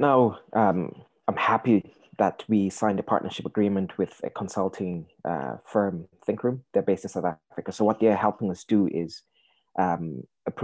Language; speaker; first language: English; non-native, local second language; Shona